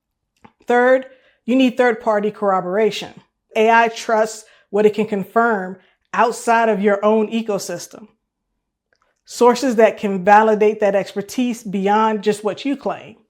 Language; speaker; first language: English; native; English